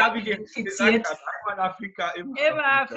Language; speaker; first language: German; non-native, fluent; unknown